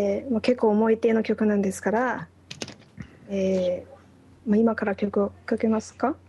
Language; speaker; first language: Japanese; non-native, fluent; Chinese